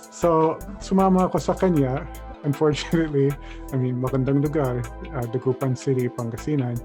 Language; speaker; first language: Filipino; non-native, fluent; English